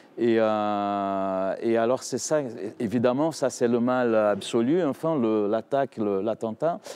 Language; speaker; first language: French; non-native, fluent; Portuguese